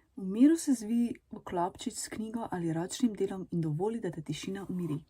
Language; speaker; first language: Slovenian; early bilingual, other home language; Serbian